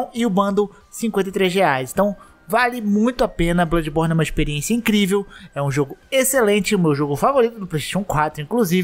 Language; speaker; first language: Portuguese; native; Portuguese